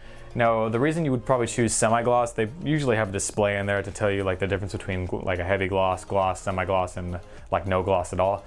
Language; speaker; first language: English; native; English